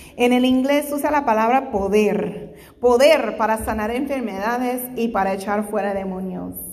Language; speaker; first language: Spanish; non-native, fluent; English